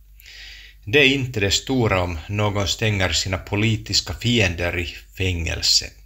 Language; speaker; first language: Swedish; non-native, local second language; Finnish